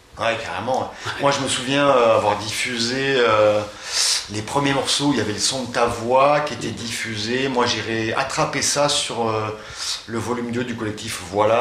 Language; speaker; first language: French; native; French